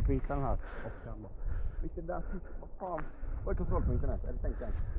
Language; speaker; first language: Swedish; native; Swedish